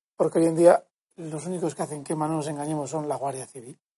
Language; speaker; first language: Spanish; native; Spanish